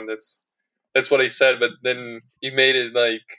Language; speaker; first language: English; non-native, fluent; Italian